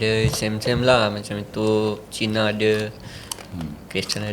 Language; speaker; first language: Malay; non-native, learner; Punjabi